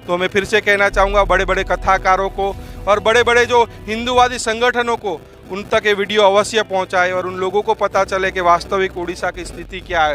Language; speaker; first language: Hindi; native; Hindi